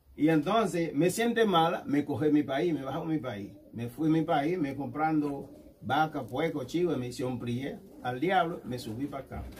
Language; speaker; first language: Spanish; non-native, learner; Haitian Creole